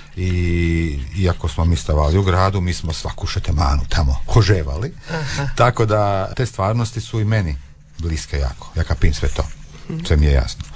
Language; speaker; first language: Croatian; native; Croatian